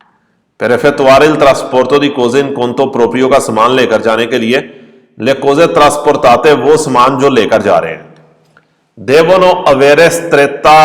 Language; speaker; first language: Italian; non-native, fluent; Urdu